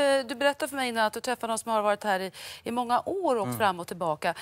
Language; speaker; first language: Swedish; native; Swedish